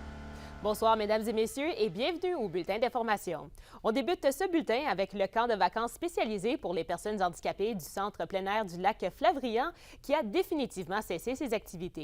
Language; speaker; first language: French; native; French